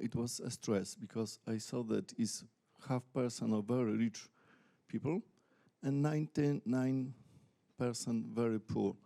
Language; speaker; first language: English; non-native, learner; Polish